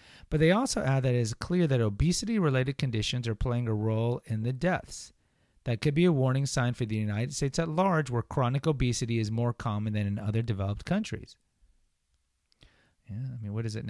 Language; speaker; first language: English; native; English